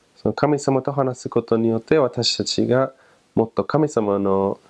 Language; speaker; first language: Japanese; non-native, fluent; English